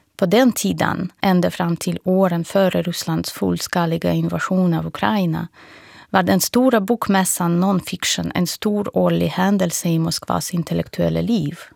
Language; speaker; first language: Swedish; non-native, fluent; Russian